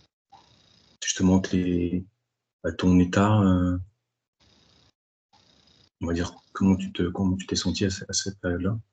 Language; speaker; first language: French; native; French